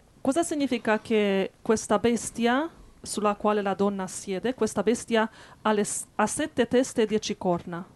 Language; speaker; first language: Italian; non-native, fluent; English